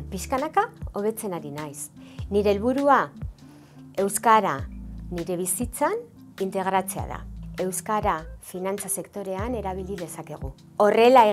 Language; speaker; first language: Basque; non-native, local second language; Spanish